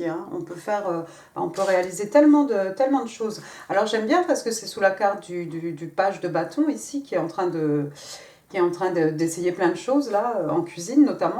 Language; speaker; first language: French; native; French